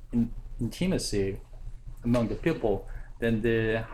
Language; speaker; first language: English; non-native, fluent; Korean